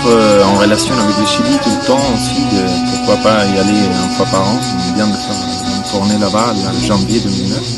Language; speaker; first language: French; non-native, fluent; Spanish